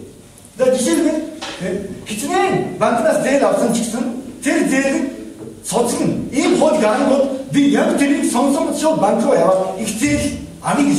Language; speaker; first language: Mongolian; non-native, fluent; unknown